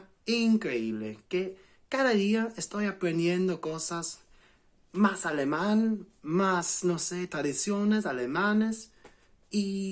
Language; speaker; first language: Spanish; non-native, fluent; English